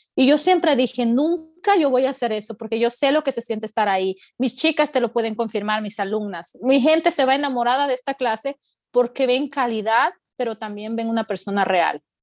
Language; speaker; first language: Spanish; native; Spanish